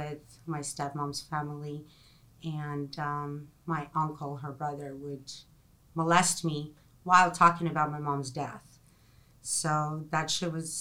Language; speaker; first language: English; non-native, fluent; Ukrainian